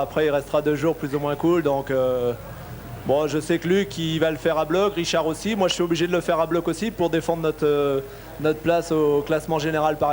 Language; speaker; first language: French; native; French